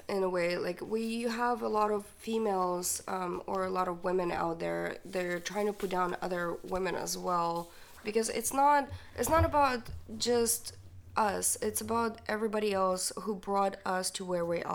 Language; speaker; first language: English; non-native, fluent; Ukrainian